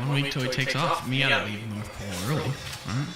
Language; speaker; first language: English; native; English